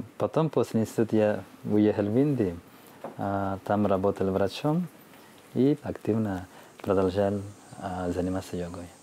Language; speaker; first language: Russian; non-native, fluent; Telugu